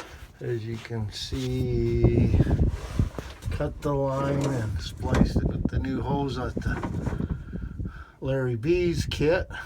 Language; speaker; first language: English; native; English